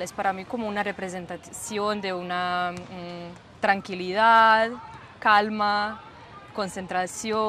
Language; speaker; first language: Spanish; non-native, fluent; Serbian